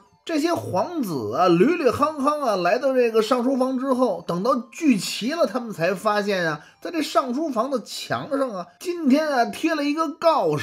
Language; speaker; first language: Chinese; native; Chinese